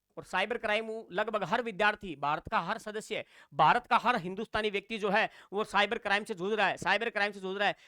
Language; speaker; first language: Hindi; native; Hindi